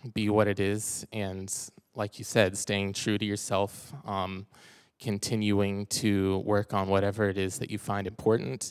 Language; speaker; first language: English; native; English